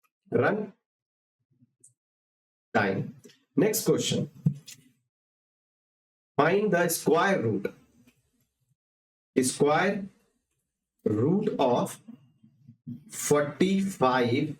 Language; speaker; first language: English; non-native, local second language; Hindi